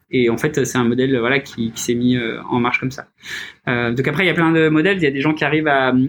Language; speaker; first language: French; native; French